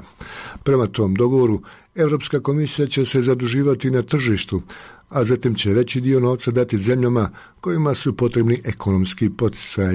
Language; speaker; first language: Croatian; native; Croatian